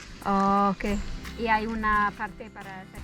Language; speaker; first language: Spanish; non-native, learner; English